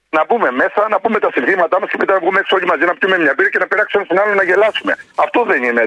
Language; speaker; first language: Greek; native; Greek